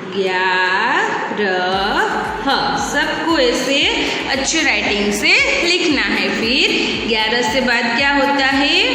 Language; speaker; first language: Hindi; non-native, local second language; Gujarati